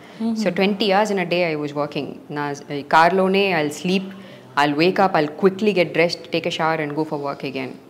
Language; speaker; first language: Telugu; non-native, learner; Tamil